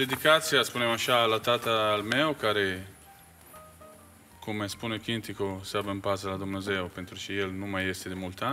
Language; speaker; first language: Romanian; non-native, fluent; Italian